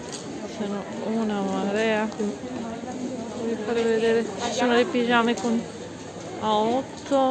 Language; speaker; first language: Italian; non-native, local second language; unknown